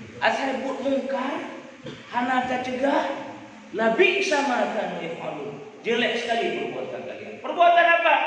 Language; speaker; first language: Malay; non-native, local second language; Achinese